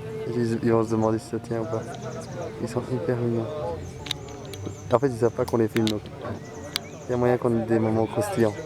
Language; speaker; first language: French; native; French